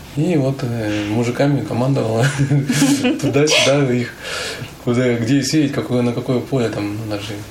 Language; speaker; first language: Russian; native; Russian